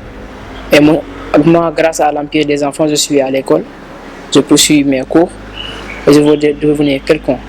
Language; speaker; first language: French; non-native, local second language; Wolof